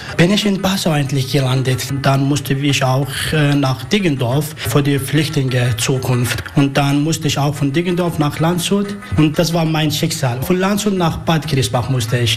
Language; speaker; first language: German; non-native, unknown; Arabic